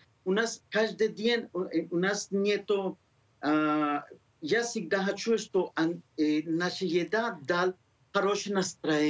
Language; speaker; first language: Russian; non-native, learner; Spanish